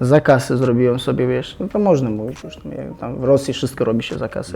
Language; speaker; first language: Polish; non-native, fluent; Chechen